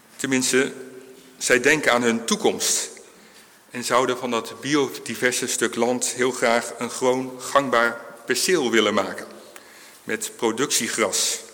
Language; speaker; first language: Dutch; native; Dutch